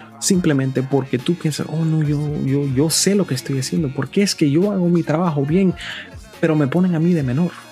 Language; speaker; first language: Spanish; early bilingual, heritage; Spanish